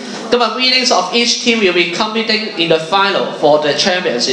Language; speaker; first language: English; non-native, local second language; Cantonese